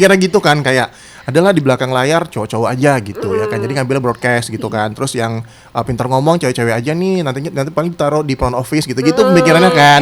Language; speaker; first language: Indonesian; native; Indonesian